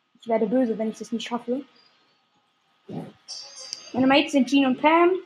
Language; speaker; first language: German; native; German